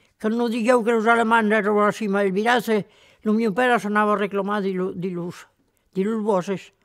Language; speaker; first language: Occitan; native; Occitan